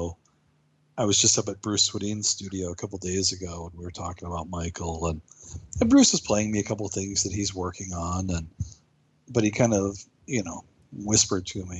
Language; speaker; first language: English; native; English